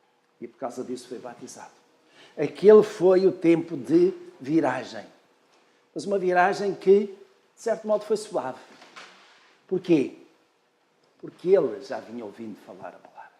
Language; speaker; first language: Portuguese; native; Portuguese